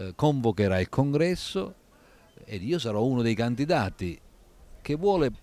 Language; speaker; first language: Italian; native; Italian